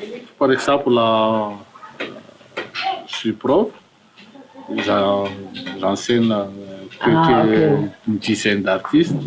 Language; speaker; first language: French; non-native, local second language; Malagasy